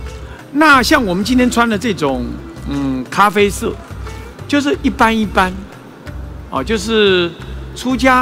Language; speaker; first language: Chinese; native; Chinese